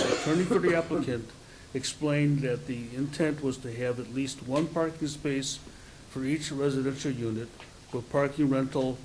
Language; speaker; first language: English; native; English